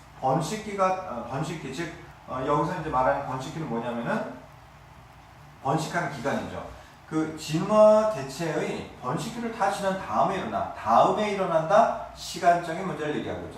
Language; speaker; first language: Korean; native; Korean